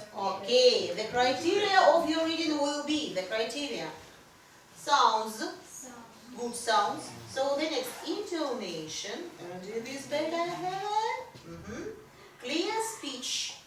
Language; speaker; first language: English; non-native, fluent; Russian